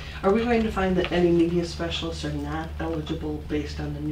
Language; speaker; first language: English; native; English